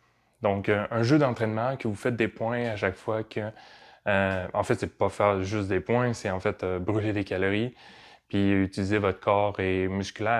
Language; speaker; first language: French; native; French